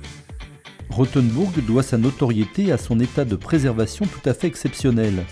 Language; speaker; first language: French; native; French